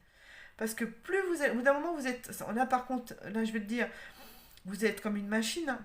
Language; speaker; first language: French; native; French